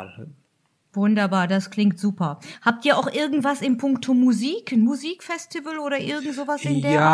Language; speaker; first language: German; native; German